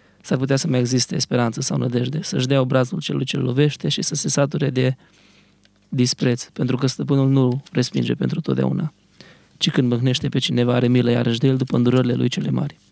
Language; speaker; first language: Romanian; early bilingual, heritage; Romanian